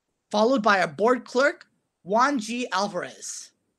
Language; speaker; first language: English; native; English